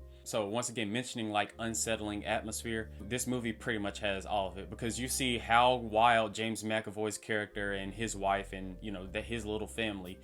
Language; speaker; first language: English; native; English